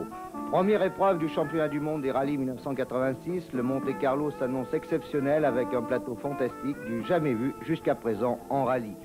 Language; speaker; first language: French; native; French